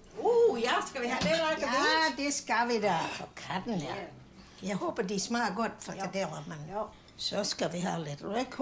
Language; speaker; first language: Danish; early bilingual, heritage; English